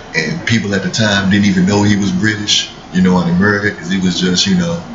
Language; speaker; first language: English; native; English